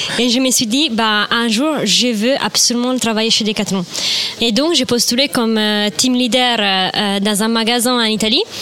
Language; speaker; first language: French; non-native, fluent; Italian